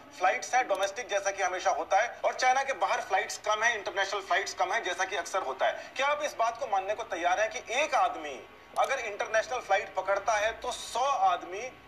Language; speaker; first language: Hindi; native; Hindi